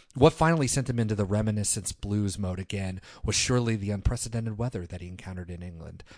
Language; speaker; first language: English; native; English